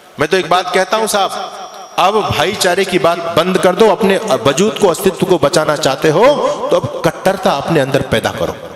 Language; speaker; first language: Hindi; native; Hindi